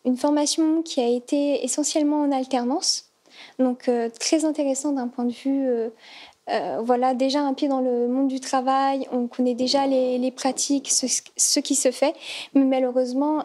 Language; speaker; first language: French; native; French